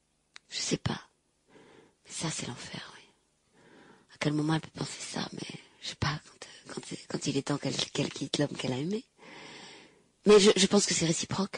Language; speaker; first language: French; native; French